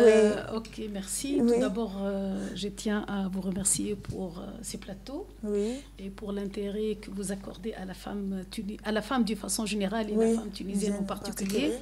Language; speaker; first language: French; non-native, local second language; Arabic